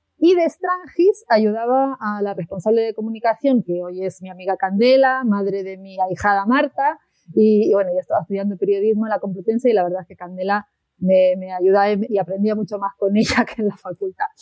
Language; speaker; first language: Spanish; native; Spanish